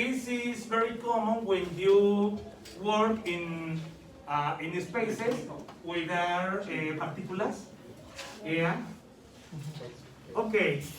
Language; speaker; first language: English; non-native, learner; Spanish